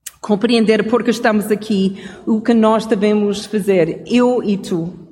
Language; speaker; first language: Portuguese; non-native, fluent; English